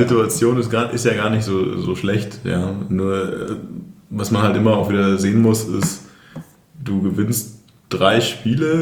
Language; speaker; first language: German; native; German